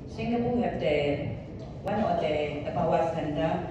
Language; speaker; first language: English; non-native, learner; Burmese